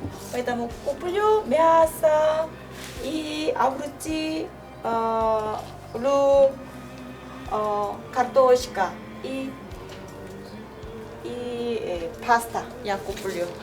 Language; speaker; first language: Russian; non-native, learner; Kazakh